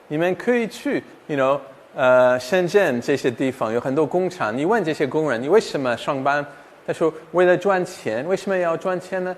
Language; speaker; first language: Chinese; non-native, fluent; English